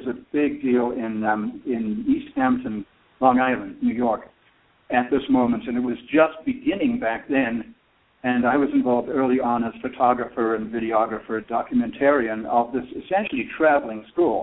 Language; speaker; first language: English; native; English